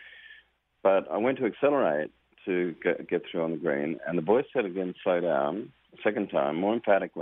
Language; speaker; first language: English; native; English